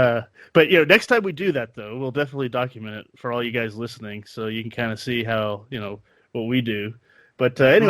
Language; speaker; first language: English; native; English